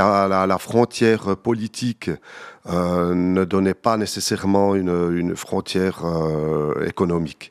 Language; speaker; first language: French; native; French